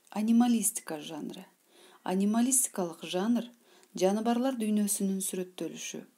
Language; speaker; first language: Kyrgyz; non-native, local second language; Uzbek